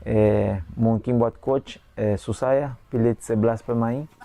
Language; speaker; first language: Indonesian; non-native, fluent; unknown